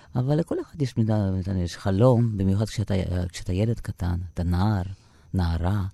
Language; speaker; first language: Hebrew; non-native, fluent; Russian